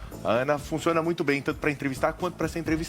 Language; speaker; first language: Portuguese; native; Portuguese